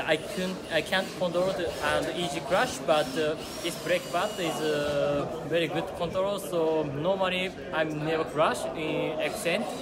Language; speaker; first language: English; non-native, learner; Japanese